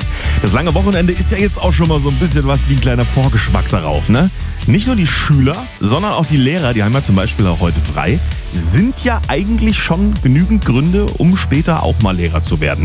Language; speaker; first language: German; native; German